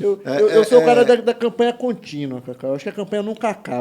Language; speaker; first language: Portuguese; native; Portuguese